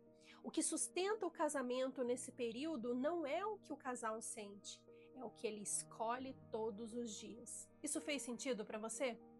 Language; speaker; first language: Portuguese; native; Portuguese